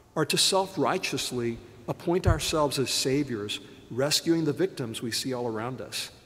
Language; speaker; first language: English; native; English